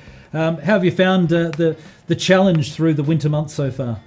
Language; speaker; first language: English; native; English